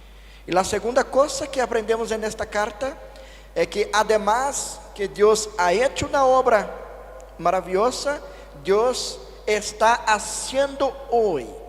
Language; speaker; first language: Spanish; non-native, fluent; Portuguese